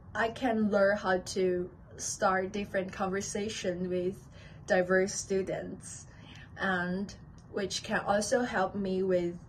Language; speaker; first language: English; non-native, learner; Chinese